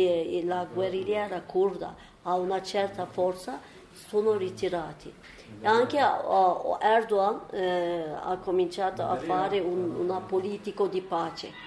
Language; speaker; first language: Italian; non-native, learner; Turkish